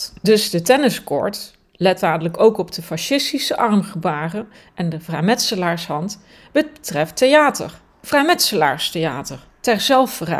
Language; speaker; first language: Dutch; native; Dutch